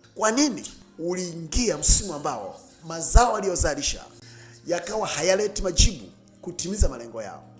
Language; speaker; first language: Swahili; native; Swahili